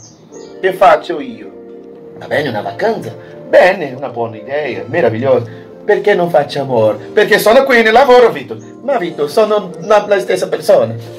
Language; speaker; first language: Italian; non-native, learner; Portuguese